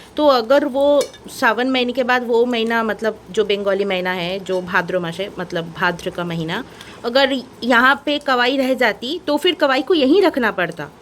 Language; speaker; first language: Hindi; non-native, local second language; Bangla